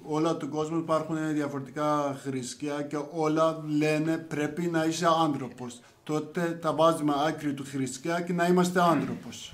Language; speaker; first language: Greek; non-native, learner; Persian